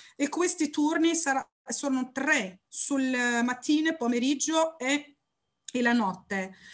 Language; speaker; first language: Italian; non-native, learner; Arabic